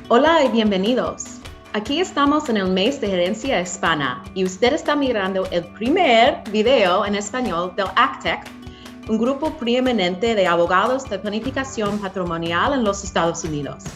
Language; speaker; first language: Spanish; non-native, learner; English